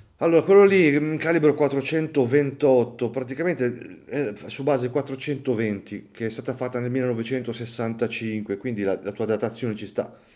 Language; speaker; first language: Italian; native; Italian